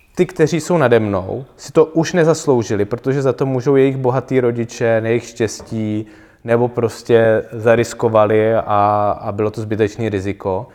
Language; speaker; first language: Czech; native; Czech